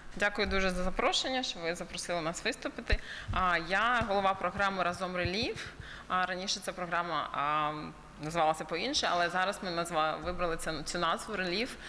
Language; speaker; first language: Ukrainian; early bilingual, heritage; Ukrainian